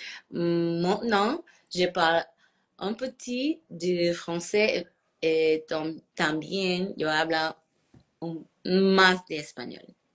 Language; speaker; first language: Spanish; non-native, learner; English